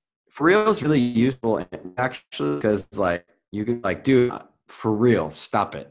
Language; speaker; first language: English; native; English